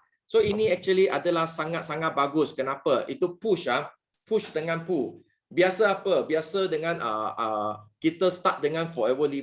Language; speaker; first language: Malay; non-native, local second language; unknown